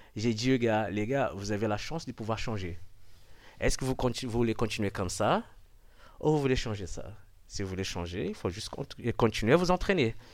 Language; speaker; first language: French; non-native, fluent; Portuguese